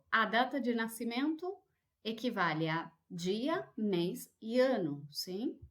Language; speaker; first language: Portuguese; non-native, fluent; Spanish